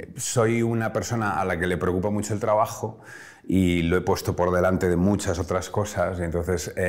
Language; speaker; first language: Spanish; native; Spanish